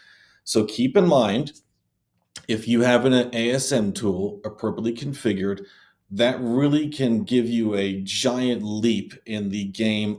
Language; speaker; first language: English; native; English